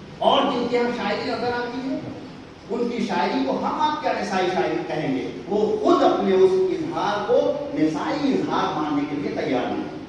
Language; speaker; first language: Urdu; native; Urdu